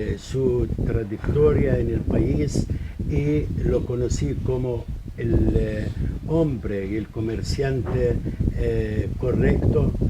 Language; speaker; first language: Spanish; non-native, fluent; Arabic